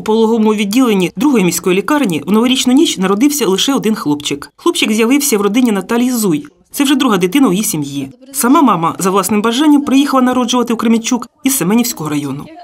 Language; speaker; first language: Ukrainian; native; Ukrainian